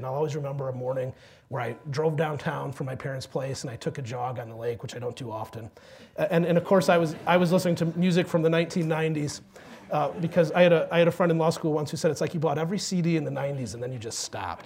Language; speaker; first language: English; native; English